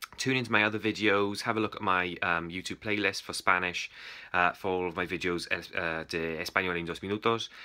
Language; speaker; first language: English; native; English